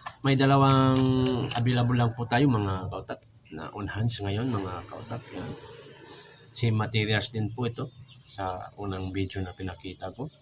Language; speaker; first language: Filipino; non-native, local second language; Tausug